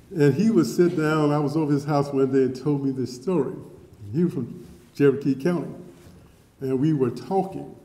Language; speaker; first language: English; native; English